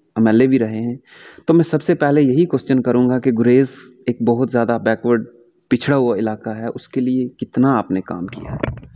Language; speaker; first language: Hindi; non-native, local second language; Kashmiri